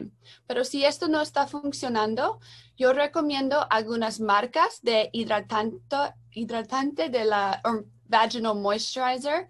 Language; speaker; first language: Spanish; non-native, learner; English